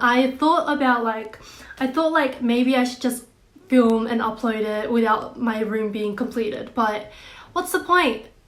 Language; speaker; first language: English; non-native, fluent; Korean